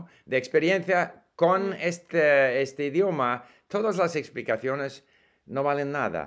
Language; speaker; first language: Spanish; non-native, fluent; English